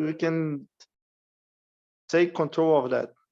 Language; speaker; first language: English; non-native, learner; Portuguese